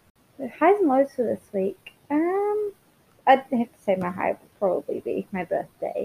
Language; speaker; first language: English; native; English